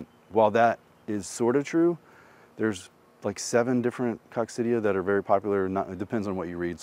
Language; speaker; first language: English; native; English